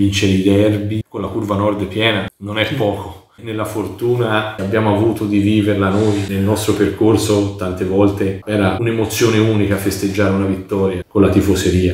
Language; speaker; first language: Italian; native; Italian